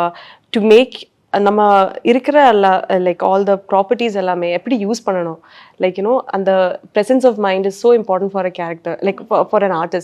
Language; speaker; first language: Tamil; non-native, learner; Malayalam